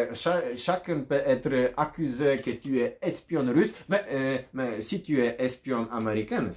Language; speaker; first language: French; non-native, learner; Polish